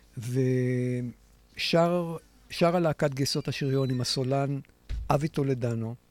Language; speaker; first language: Hebrew; native; Hebrew